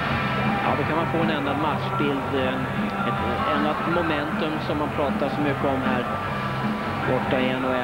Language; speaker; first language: Swedish; native; Swedish